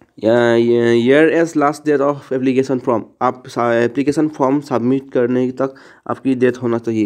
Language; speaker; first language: Hindi; non-native, local second language; Assamese